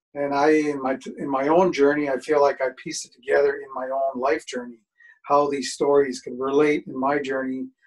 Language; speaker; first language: English; native; English